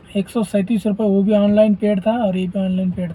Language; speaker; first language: Hindi; non-native, local second language; Marathi